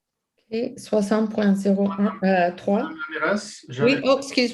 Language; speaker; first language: French; non-native, local second language; English